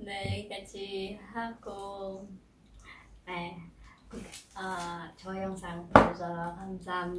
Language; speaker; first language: Korean; non-native, fluent; Khmer